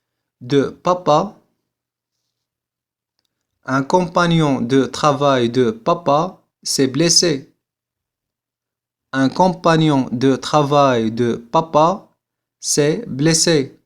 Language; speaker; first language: French; non-native, fluent; Arabic